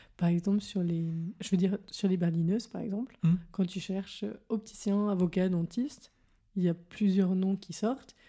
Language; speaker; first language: French; native; French